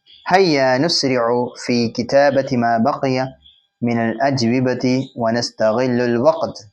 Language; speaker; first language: Arabic; non-native, fluent; Malayalam